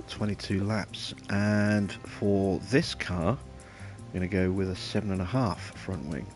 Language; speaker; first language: English; native; English